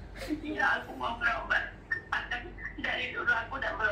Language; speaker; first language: Indonesian; non-native, local second language; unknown